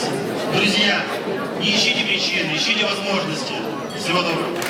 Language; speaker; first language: Russian; native; Russian